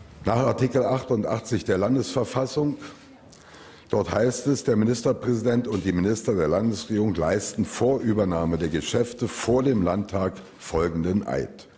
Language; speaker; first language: German; native; German